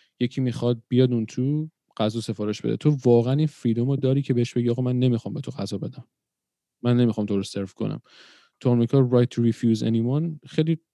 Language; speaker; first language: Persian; early bilingual, other home language; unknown